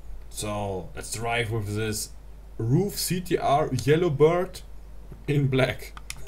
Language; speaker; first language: English; non-native, fluent; German